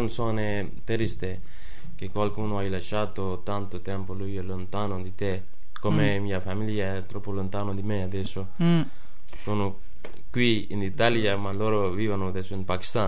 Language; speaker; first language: Italian; non-native, learner; Punjabi